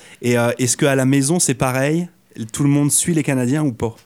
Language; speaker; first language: French; native; French